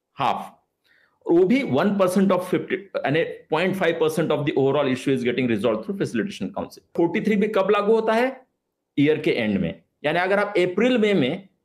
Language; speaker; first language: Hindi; non-native, local second language; Marathi